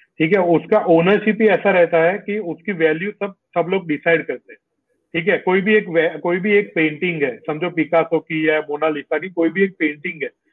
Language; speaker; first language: Hindi; non-native, local second language; Gujarati